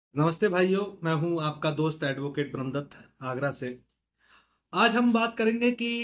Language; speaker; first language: Hindi; native; Hindi